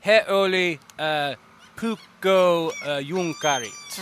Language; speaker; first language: Finnish; non-native, learner; English